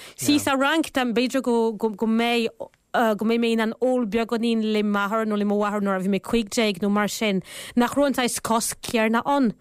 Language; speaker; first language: Irish; non-native, fluent; French